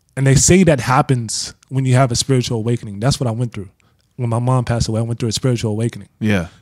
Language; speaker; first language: English; native; English